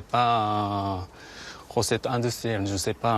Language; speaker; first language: French; non-native, learner; Japanese